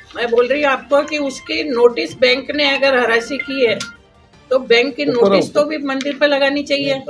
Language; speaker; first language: Hindi; non-native, local second language; Marathi